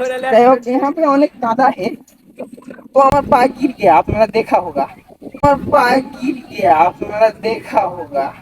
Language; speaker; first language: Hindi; non-native, learner; Bangla